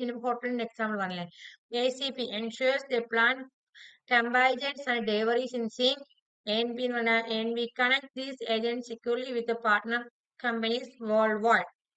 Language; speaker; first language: English; non-native, local second language; Malayalam